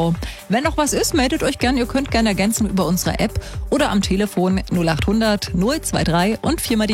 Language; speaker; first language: German; native; German